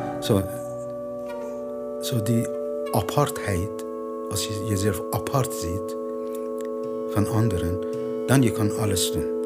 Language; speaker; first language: Dutch; non-native, learner; Persian